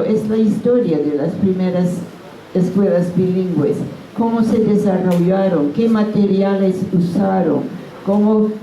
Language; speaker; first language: Spanish; non-native, fluent; English